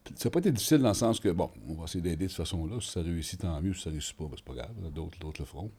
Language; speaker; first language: French; native; French